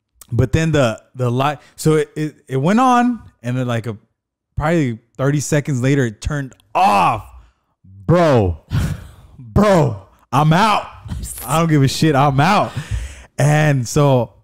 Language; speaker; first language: English; early bilingual, other home language; Spanish